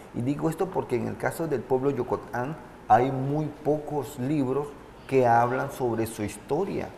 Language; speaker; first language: Spanish; non-native, local second language; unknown